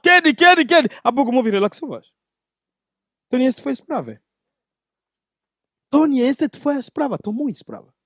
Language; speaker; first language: Polish; non-native, learner; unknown